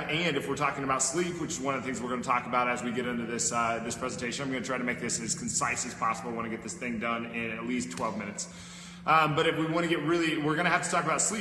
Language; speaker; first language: English; native; English